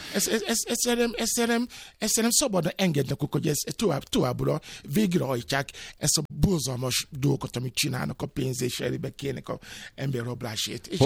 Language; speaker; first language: Hungarian; non-native, learner; Yoruba